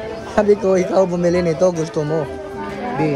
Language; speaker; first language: Filipino; non-native, learner; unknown